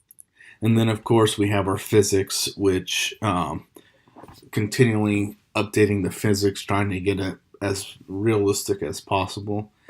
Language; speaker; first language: English; native; English